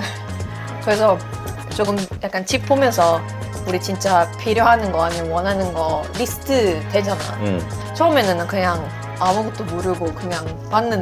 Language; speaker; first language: Korean; non-native, fluent; Swedish